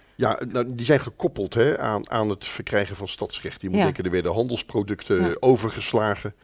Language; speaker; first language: Dutch; native; Dutch